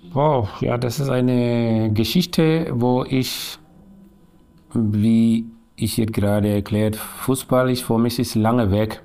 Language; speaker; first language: German; non-native, learner; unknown